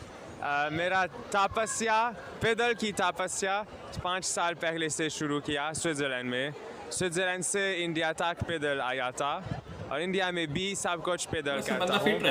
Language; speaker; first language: Hindi; non-native, learner; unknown